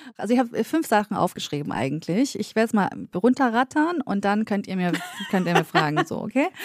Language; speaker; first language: German; early bilingual, other home language; Kurdish